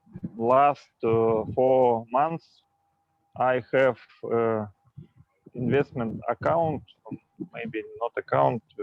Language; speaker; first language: English; non-native, local second language; Russian